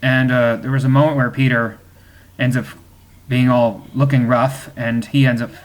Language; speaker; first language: English; native; English